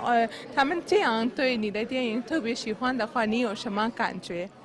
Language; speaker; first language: Chinese; non-native, fluent; Urdu